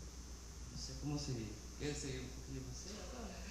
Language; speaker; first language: Portuguese; non-native, learner; Spanish